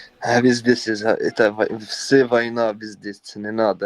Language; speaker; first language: Russian; non-native, learner; Arabic